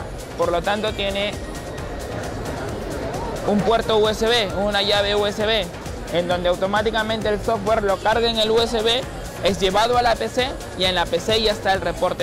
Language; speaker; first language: Spanish; native; Spanish